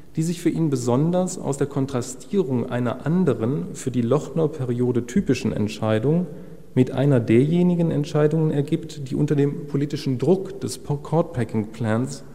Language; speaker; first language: German; native; German